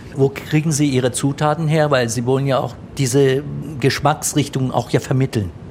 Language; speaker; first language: German; early bilingual, other home language; Turkish